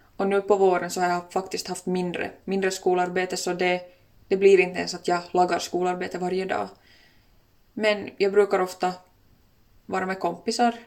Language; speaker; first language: Swedish; native; Swedish